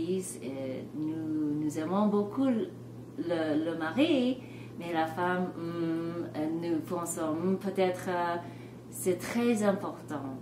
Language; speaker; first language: French; non-native, fluent; English